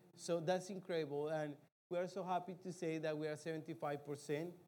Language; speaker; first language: English; non-native, fluent; Spanish